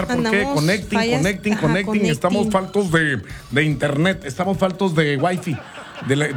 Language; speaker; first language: Spanish; native; Spanish